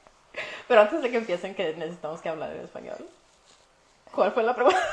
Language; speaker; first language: Spanish; early bilingual, heritage; Spanish